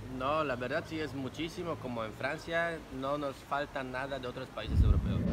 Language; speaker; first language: Spanish; non-native, fluent; Polish